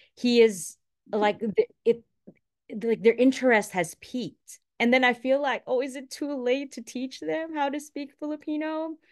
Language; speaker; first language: English; non-native, local second language; Filipino